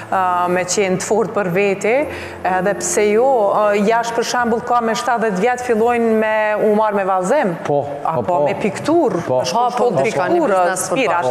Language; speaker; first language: Albanian; native; Albanian